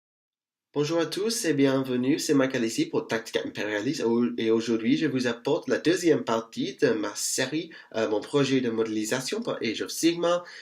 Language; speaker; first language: French; non-native, fluent; English